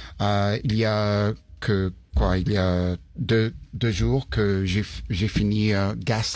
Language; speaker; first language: French; early bilingual, heritage; English